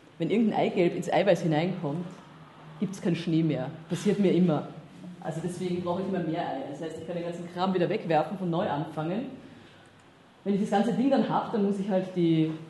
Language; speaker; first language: German; native; German